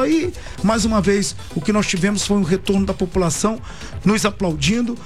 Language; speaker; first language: Portuguese; native; Portuguese